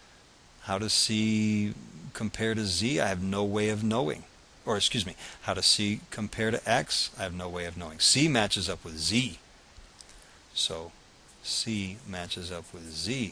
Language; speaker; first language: English; native; English